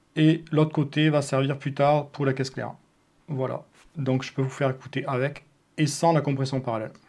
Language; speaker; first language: French; native; French